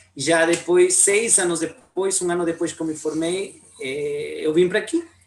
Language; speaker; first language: Portuguese; non-native, fluent; Spanish